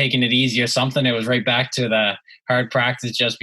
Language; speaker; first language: English; native; English